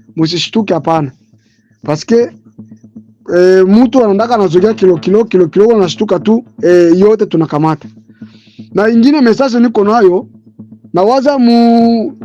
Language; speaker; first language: Swahili; native; Swahili